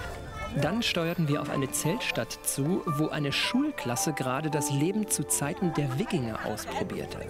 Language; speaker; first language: German; native; German